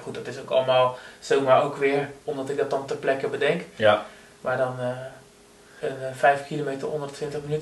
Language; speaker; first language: Dutch; native; Dutch